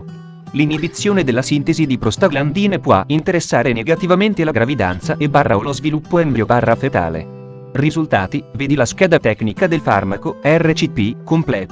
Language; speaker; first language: Italian; native; Italian